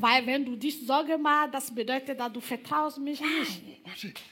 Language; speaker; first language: German; non-native, learner; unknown